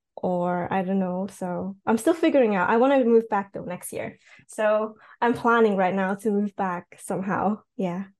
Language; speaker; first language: English; non-native, fluent; Cantonese